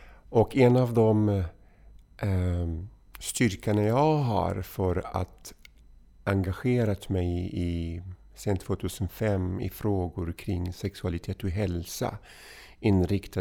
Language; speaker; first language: Swedish; non-native, fluent; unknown